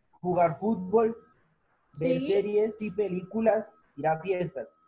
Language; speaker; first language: Spanish; native; Spanish